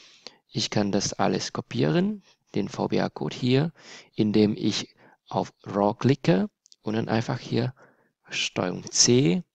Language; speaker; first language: German; non-native, fluent; Vietnamese